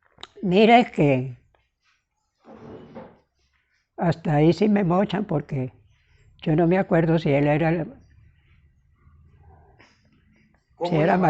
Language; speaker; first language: Spanish; native; Spanish